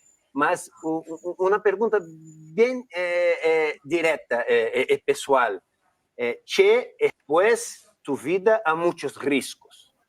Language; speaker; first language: Spanish; non-native, learner; Portuguese